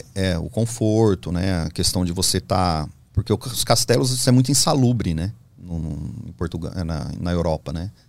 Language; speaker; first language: Portuguese; native; Portuguese